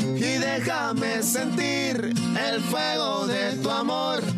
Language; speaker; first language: Spanish; native; Spanish